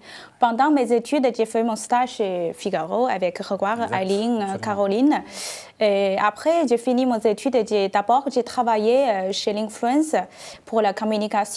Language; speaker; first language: French; non-native, fluent; Chinese